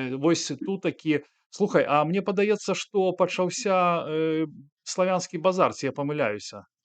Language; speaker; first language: Belarusian; non-native, local second language; Russian